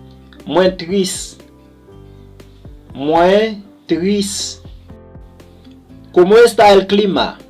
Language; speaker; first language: Spanish; non-native, learner; Haitian Creole